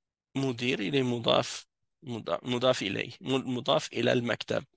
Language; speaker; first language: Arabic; non-native, fluent; French